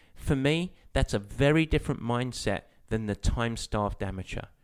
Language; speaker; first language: English; native; English